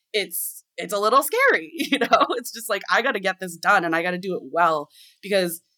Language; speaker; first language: English; native; English